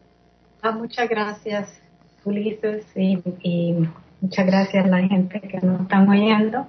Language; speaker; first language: Spanish; early bilingual, heritage; English